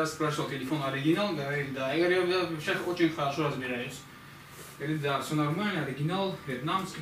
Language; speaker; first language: Russian; non-native, learner; Tajik